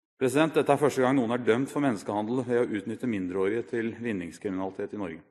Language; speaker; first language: Norwegian; native; Norwegian